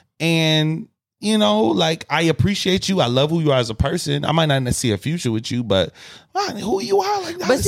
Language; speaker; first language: English; native; English